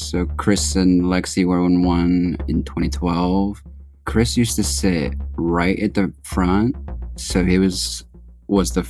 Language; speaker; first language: English; native; English